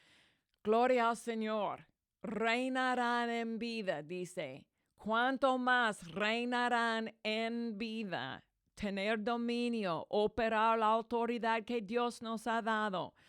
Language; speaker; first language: Spanish; non-native, fluent; English